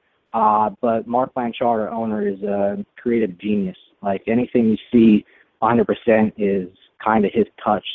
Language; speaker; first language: English; native; English